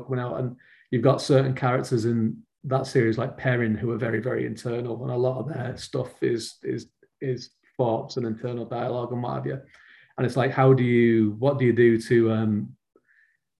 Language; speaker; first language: English; native; English